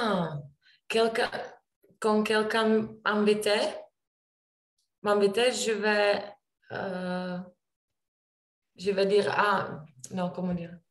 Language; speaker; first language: French; non-native, learner; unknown